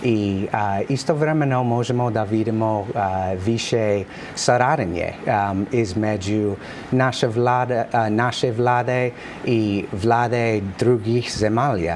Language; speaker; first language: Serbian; non-native, learner; English